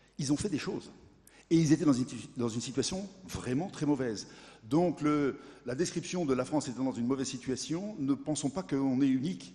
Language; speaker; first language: French; native; French